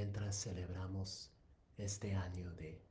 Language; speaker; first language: Spanish; non-native, fluent; English